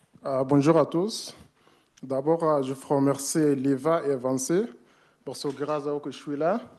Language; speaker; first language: French; non-native, learner; Arabic